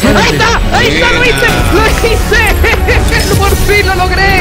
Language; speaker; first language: Spanish; native; Spanish